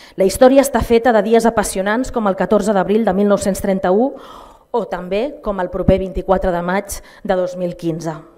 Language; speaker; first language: Catalan; native; Catalan